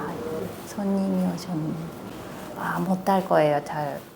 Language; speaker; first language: Korean; non-native, fluent; Japanese